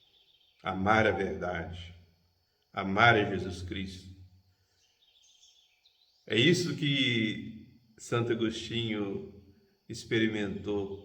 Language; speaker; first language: Portuguese; native; Portuguese